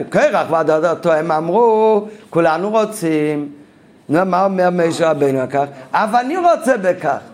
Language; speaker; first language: Hebrew; non-native, fluent; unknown